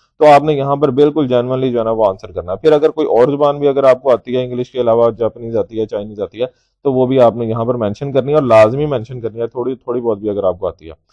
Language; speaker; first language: Urdu; native; Urdu